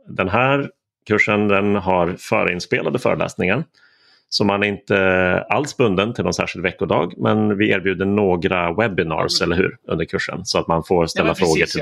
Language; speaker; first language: Swedish; native; Swedish